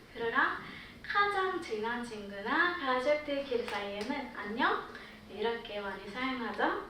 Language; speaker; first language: Korean; non-native, fluent; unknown